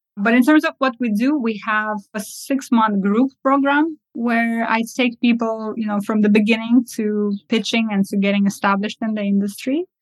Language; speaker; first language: English; early bilingual, other home language; Russian